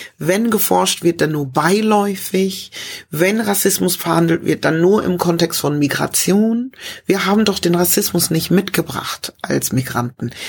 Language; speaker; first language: German; early bilingual, other home language; English